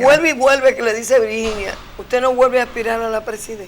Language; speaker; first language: Spanish; native; Spanish